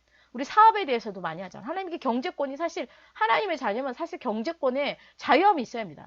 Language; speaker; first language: Korean; native; Korean